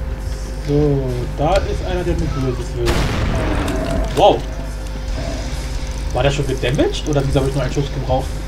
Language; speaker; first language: German; native; German